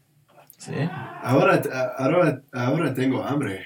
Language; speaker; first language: Spanish; non-native, learner; English